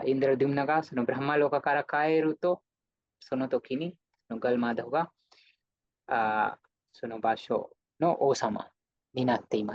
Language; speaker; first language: Japanese; non-native, fluent; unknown